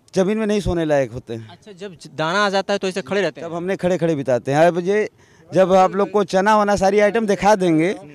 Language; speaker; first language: Hindi; native; Hindi